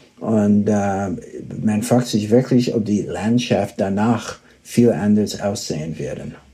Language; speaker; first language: German; early bilingual, heritage; German